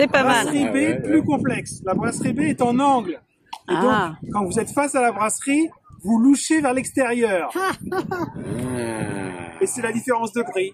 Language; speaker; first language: French; native; French